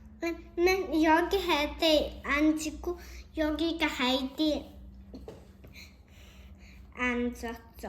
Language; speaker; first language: Korean; early bilingual, heritage; Korean